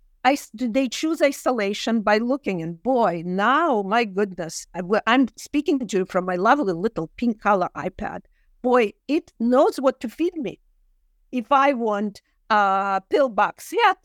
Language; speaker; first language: English; non-native, fluent; Russian